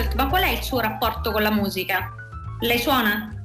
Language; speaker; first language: Italian; native; Italian